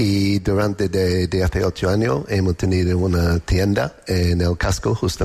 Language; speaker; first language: Spanish; non-native, learner; English